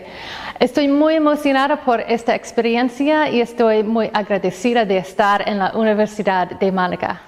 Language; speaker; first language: Spanish; non-native, fluent; English